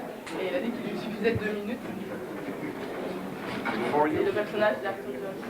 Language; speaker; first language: French; native; French